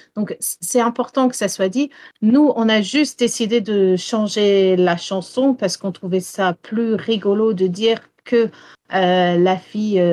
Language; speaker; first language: French; non-native, fluent; English